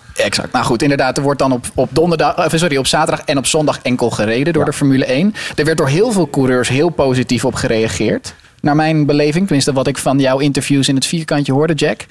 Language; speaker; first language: Dutch; native; Dutch